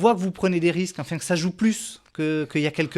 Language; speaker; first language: French; native; French